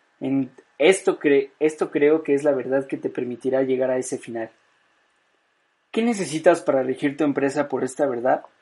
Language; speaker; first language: Spanish; native; Spanish